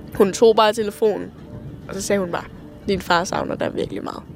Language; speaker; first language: Danish; early bilingual, other home language; Thai